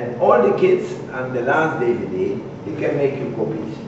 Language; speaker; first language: English; non-native, learner; Dutch